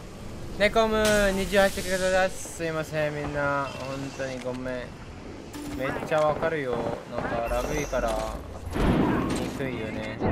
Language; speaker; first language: Japanese; early bilingual, heritage; Japanese